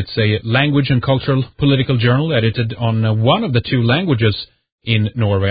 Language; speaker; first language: English; non-native, fluent; Swedish